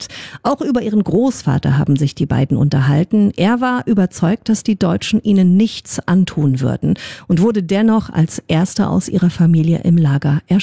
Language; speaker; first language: German; native; German